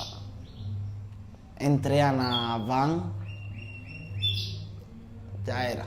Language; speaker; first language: Portuguese; non-native, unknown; Spanish